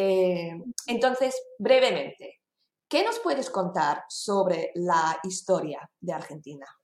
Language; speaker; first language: Spanish; non-native, fluent; English